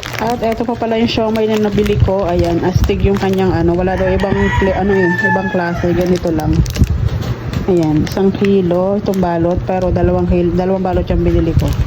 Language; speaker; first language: Filipino; native; Filipino